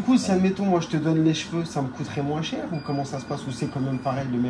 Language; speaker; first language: French; native; French